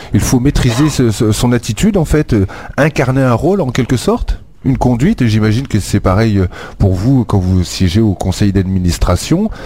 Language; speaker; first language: French; native; French